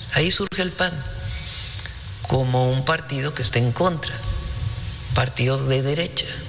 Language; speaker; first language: Spanish; native; Spanish